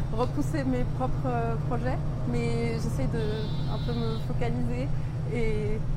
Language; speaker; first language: French; native; French